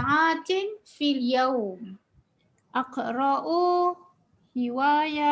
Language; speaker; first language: Arabic; non-native, learner; Malay